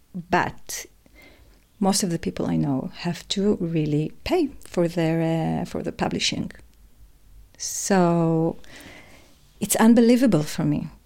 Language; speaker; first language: English; non-native, fluent; Hebrew